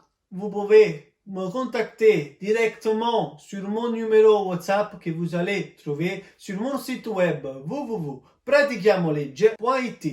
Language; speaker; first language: French; non-native, fluent; Italian